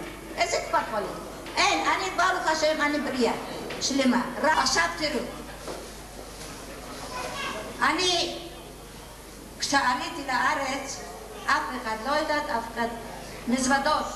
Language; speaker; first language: Hebrew; non-native, learner; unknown